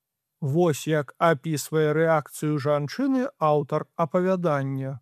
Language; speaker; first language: Belarusian; native; Belarusian